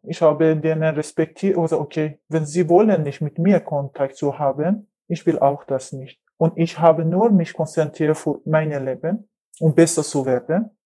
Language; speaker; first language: German; non-native, learner; Persian